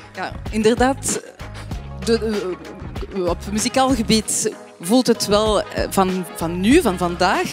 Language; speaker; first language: Dutch; non-native, fluent; French